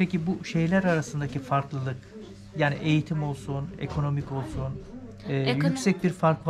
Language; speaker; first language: Turkish; native; Turkish